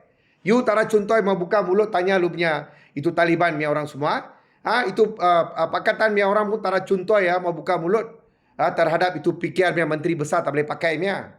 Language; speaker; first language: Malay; non-native, local second language; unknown